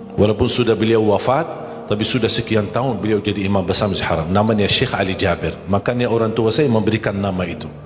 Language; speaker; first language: Malay; non-native, fluent; Arabic